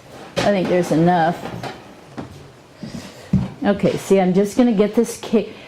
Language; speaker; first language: English; native; English